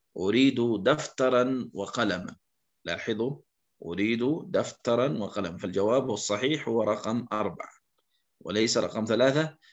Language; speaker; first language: Arabic; native; Arabic